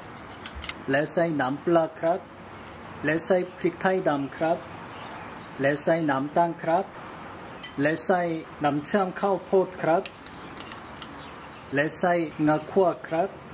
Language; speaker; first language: Thai; non-native, learner; Korean